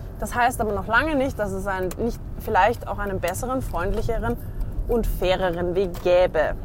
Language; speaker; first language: German; native; German